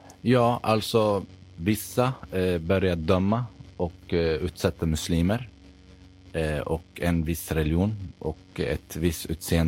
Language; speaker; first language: Swedish; early bilingual, other home language; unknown